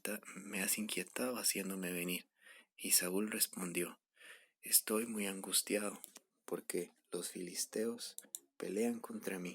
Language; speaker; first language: Spanish; native; Spanish